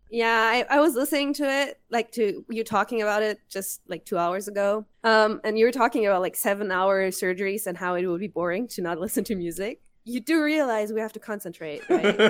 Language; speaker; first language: English; non-native, fluent; German